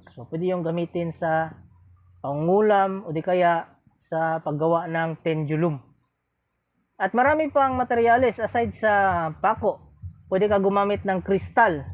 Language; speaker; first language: Filipino; non-native, local second language; Cebuano